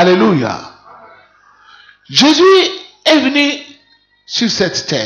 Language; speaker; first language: French; non-native, local second language; Lingala